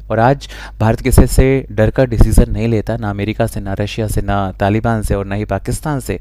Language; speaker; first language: Hindi; native; Hindi